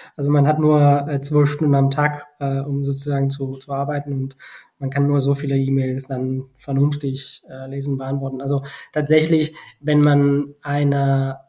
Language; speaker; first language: German; non-native, fluent; Spanish